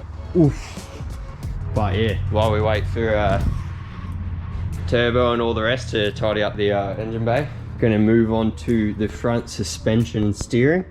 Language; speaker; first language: English; native; English